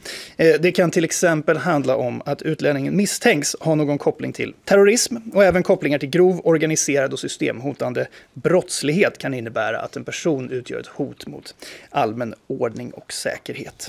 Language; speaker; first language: Swedish; native; Swedish